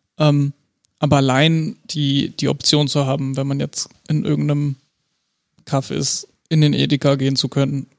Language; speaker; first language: German; native; German